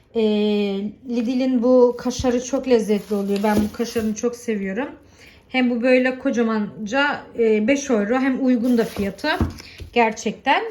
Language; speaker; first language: Turkish; early bilingual, heritage; Turkish